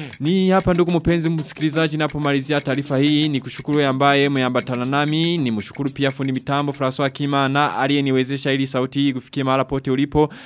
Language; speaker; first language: Swahili; non-native, local second language; Rundi